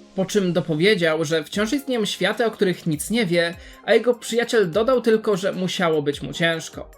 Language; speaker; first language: Polish; native; Polish